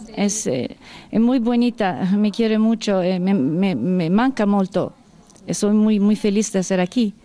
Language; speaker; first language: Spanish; non-native, learner; Italian